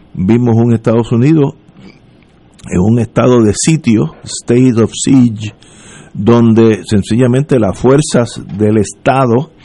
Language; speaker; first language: Spanish; early bilingual, heritage; Spanish